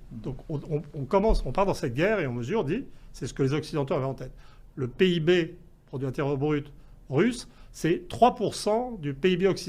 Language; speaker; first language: French; native; French